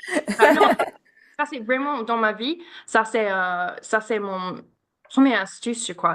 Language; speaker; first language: French; non-native, learner; English